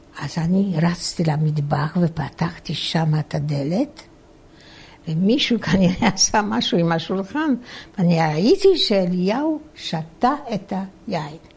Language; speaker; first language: Hebrew; non-native, fluent; Polish